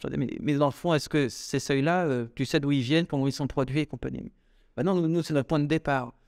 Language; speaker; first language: French; native; French